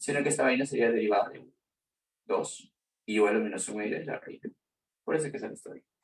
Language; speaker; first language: Spanish; native; Spanish